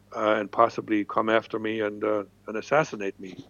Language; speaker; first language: English; non-native, fluent; German